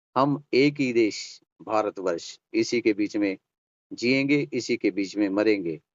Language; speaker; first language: Hindi; native; Hindi